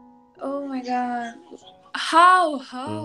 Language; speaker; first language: English; non-native, learner; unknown